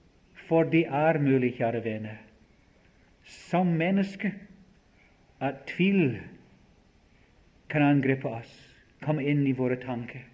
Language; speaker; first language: Swedish; non-native, fluent; English